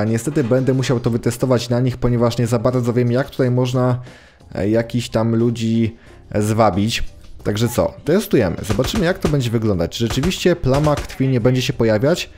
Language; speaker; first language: Polish; native; Polish